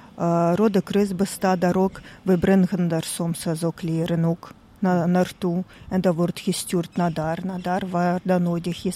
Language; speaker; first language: Dutch; non-native, learner; Russian